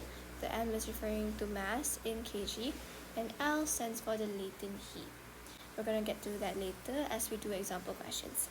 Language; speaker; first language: English; non-native, local second language; Malay